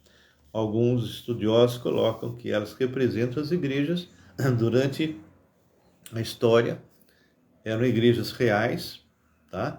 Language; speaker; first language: Portuguese; native; Portuguese